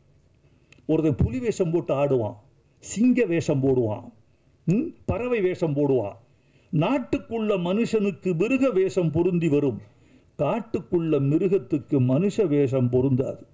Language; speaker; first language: Tamil; native; Tamil